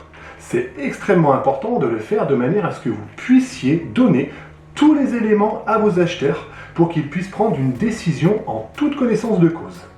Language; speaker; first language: French; native; French